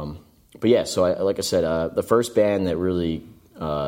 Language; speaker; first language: English; native; English